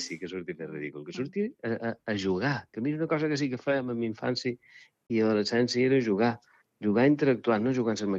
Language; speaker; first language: Catalan; native; Catalan